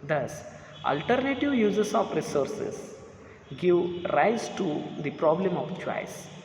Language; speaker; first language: English; non-native, local second language; Kannada